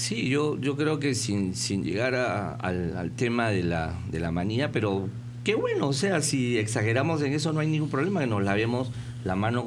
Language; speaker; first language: Spanish; native; Spanish